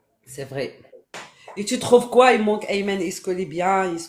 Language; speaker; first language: French; non-native, learner; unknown